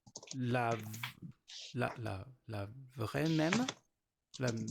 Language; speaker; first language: French; non-native, learner; Chinese